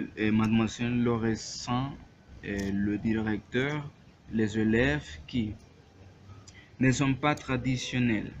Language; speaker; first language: French; non-native, learner; Spanish